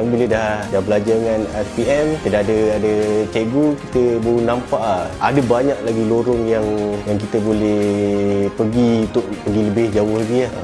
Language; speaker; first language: Malay; native; Malay